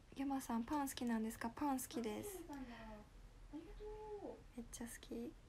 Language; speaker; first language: Japanese; native; Japanese